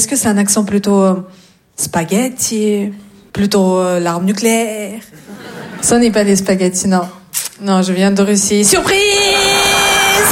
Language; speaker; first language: French; non-native, fluent; Russian